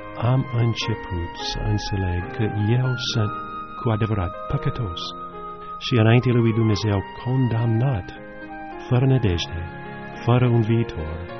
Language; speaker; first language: Romanian; non-native, fluent; English